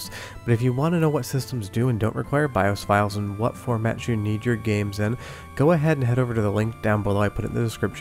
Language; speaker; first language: English; native; English